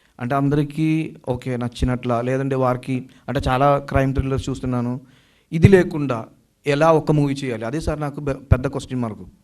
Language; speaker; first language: Telugu; non-native, learner; Malayalam